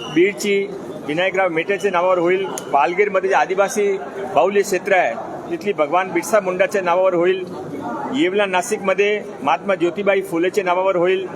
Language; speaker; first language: Marathi; non-native, local second language; Hindi